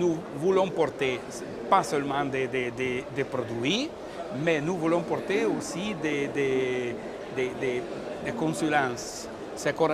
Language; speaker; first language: French; non-native, learner; Italian